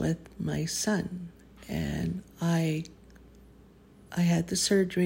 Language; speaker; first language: English; native; English